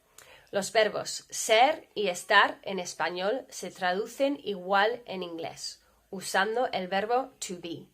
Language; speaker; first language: Spanish; non-native, fluent; English